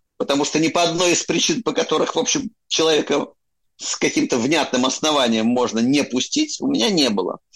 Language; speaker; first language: Russian; native; Russian